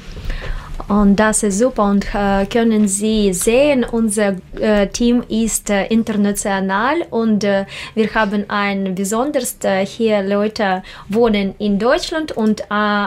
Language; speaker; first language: German; non-native, learner; Russian